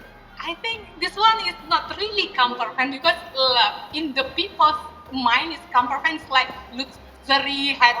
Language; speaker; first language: English; non-native, learner; Indonesian